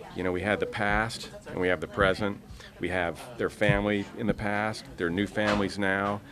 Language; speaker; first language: English; native; English